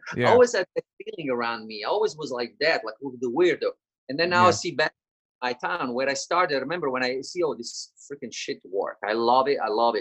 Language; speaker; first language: English; non-native, fluent; Italian